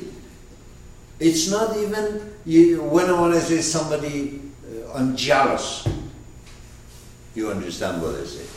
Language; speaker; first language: English; non-native, fluent; Persian